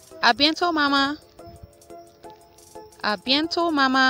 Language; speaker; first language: French; non-native, fluent; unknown